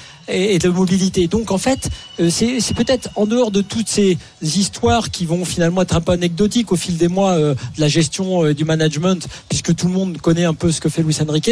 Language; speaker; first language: French; native; French